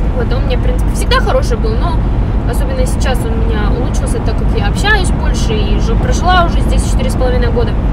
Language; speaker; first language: Russian; native; Russian